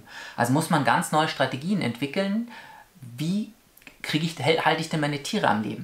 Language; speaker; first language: German; native; German